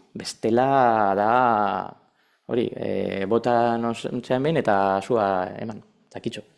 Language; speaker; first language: Basque; non-native, local second language; Spanish